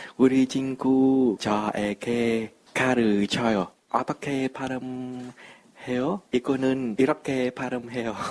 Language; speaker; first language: Korean; non-native, learner; Vietnamese